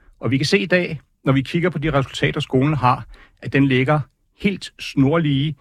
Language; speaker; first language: Danish; native; Danish